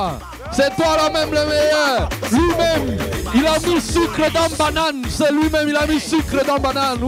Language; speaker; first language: French; non-native, local second language; Kinyarwanda